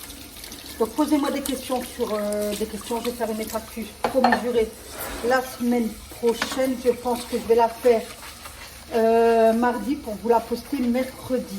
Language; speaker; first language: French; native; French